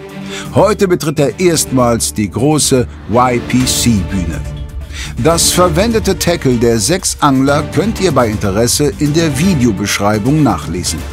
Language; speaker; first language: German; native; German